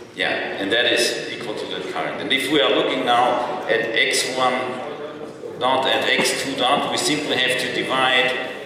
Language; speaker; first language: English; non-native, fluent; German